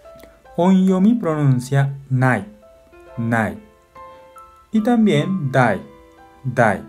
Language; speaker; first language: Spanish; non-native, fluent; Japanese